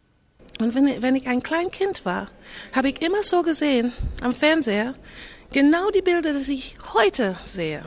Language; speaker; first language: German; non-native, fluent; English